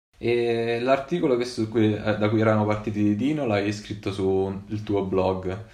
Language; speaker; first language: Italian; native; Italian